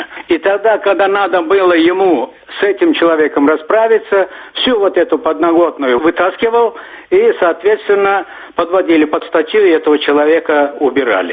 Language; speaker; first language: Russian; non-native, local second language; Turkmen